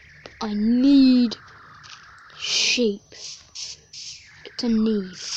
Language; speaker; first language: English; native; English